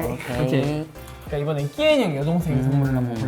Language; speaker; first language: Korean; native; Korean